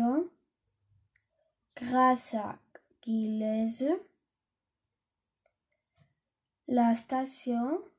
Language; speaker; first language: French; non-native, learner; Catalan